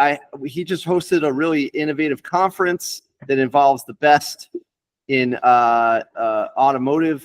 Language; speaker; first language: English; native; English